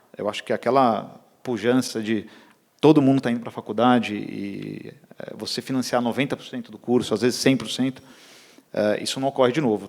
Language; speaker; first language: Portuguese; native; Portuguese